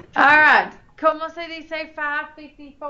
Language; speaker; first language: Spanish; non-native, fluent; English